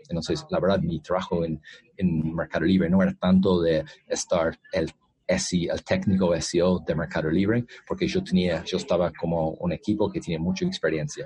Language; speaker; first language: Spanish; non-native, fluent; English